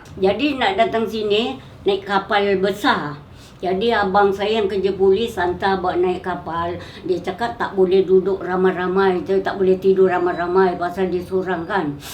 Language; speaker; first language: Malay; non-native, local second language; Madurese